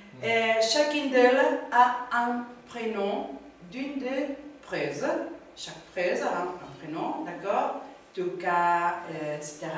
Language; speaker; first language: French; non-native, learner; Spanish